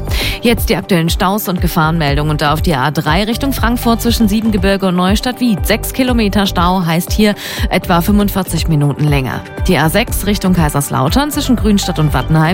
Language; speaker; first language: German; native; German